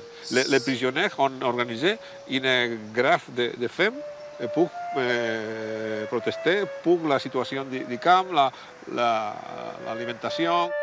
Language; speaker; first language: French; non-native, learner; Spanish